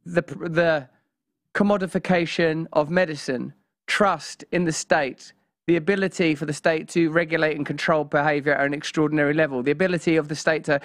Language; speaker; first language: English; native; English